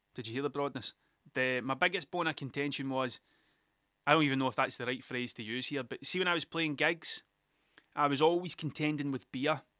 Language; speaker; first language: English; native; English